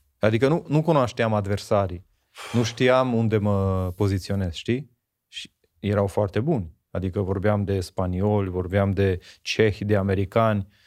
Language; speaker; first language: Romanian; non-native, local second language; Hungarian